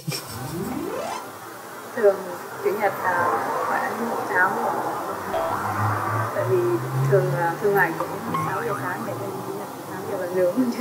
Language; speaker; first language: Vietnamese; early bilingual, heritage; Vietnamese